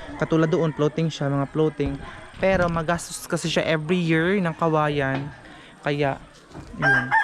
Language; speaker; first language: Filipino; non-native, local second language; Cebuano